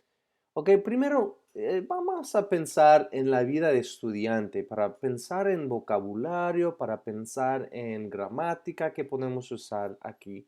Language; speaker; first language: Spanish; non-native, fluent; English